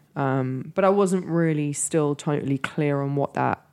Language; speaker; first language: English; native; English